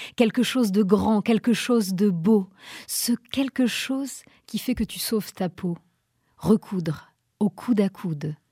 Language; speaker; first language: French; native; French